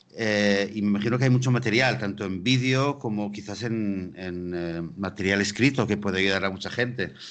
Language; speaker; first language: Spanish; native; Spanish